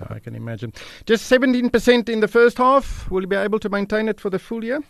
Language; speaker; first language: English; non-native, local second language; Afrikaans